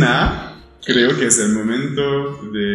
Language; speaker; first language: Spanish; non-native, fluent; French